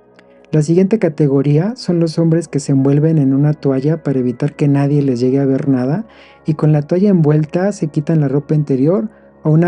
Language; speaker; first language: Spanish; native; Spanish